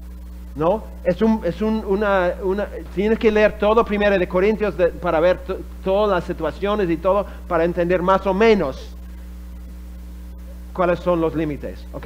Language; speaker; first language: Spanish; non-native, fluent; English